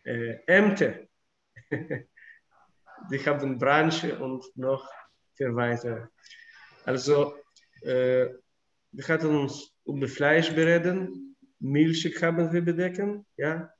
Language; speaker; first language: German; non-native, fluent; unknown